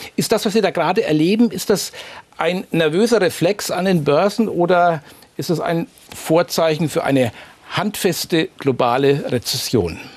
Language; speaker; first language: German; native; German